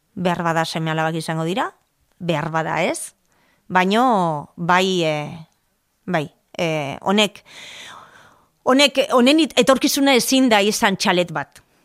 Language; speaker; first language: Basque; non-native, local second language; Spanish